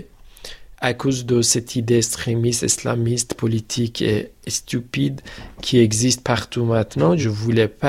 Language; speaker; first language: French; non-native, fluent; Persian